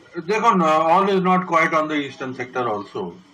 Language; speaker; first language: English; non-native, local second language; Bangla